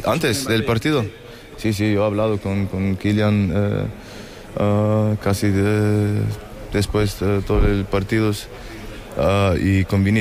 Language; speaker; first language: Spanish; non-native, learner; German